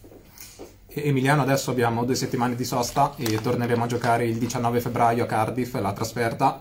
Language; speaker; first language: Italian; native; Italian